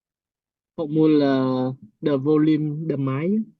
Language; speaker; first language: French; non-native, learner; Vietnamese